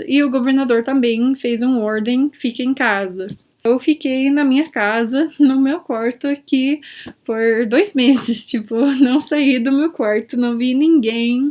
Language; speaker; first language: Portuguese; early bilingual, heritage; Portuguese